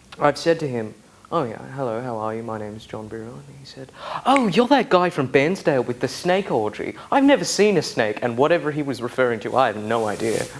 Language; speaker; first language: English; native; English